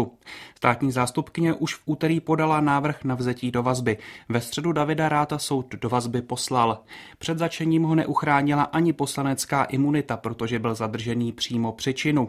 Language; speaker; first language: Czech; native; Czech